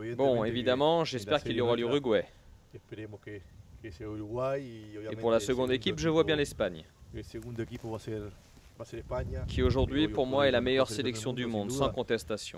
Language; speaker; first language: French; non-native, fluent; Spanish